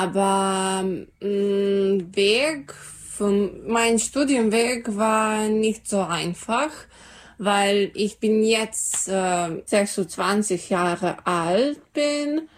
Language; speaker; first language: German; non-native, learner; Serbian